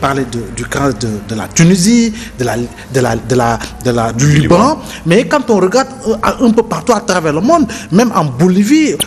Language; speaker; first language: French; non-native, local second language; Wolof